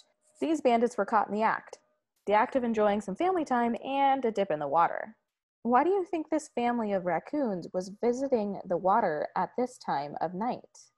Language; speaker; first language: English; native; English